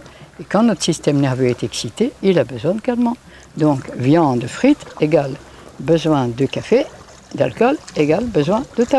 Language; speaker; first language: French; native; French